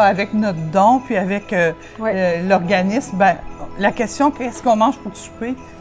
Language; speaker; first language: French; native; French